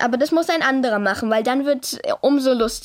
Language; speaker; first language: German; native; German